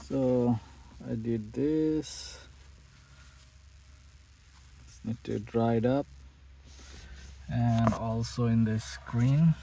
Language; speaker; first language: English; non-native, fluent; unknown